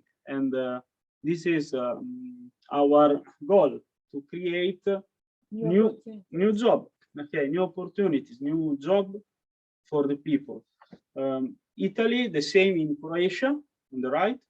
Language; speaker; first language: English; non-native, learner; Italian